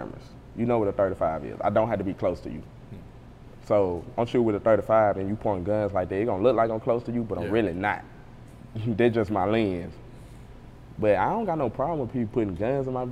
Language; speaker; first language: English; native; English